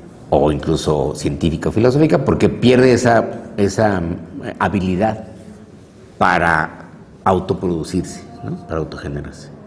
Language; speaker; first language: Spanish; native; Spanish